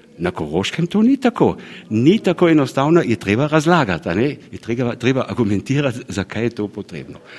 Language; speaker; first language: Slovenian; native; Slovenian